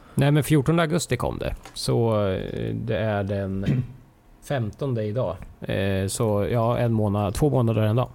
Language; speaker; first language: Swedish; native; Swedish